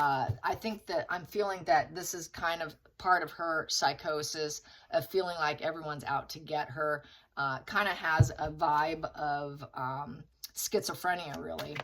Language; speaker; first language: English; native; English